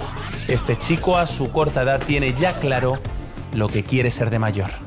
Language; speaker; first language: Spanish; native; Spanish